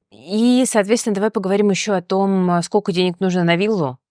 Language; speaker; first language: Russian; native; Russian